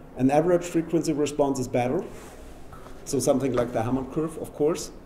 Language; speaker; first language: English; non-native, fluent; German